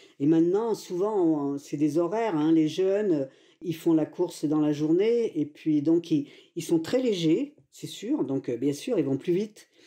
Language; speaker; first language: French; native; French